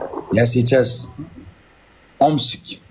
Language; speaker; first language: Russian; non-native, learner; Uzbek